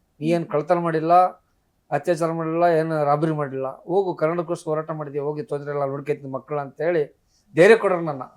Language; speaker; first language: Kannada; non-native, local second language; Marathi